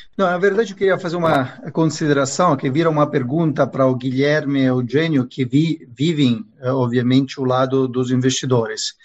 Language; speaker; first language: Portuguese; non-native, fluent; Italian